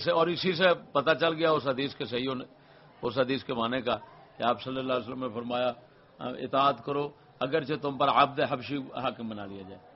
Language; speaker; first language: Urdu; non-native, local second language; Punjabi